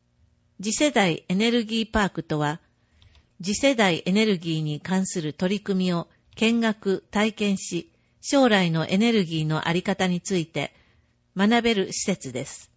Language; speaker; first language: Japanese; native; Japanese